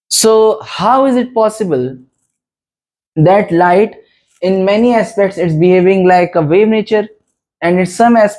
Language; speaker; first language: English; non-native, local second language; Hindi